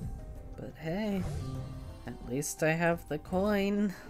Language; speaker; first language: English; native; English